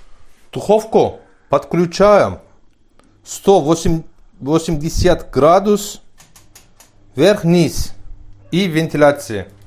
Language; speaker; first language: Russian; non-native, learner; Turkish